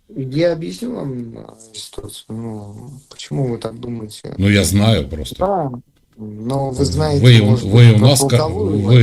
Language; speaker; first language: Russian; native; Russian